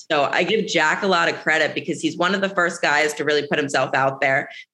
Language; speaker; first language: English; native; English